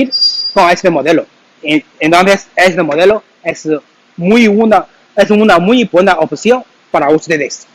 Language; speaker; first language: Spanish; non-native, learner; Chinese